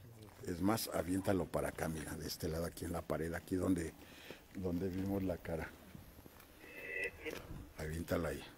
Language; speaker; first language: Spanish; native; Spanish